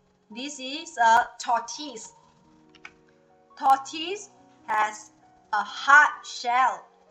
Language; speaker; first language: English; non-native, local second language; Chinese